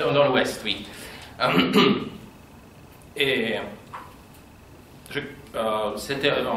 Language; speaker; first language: French; non-native, fluent; Polish